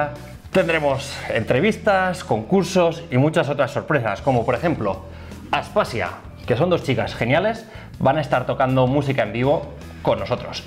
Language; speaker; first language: Spanish; native; Spanish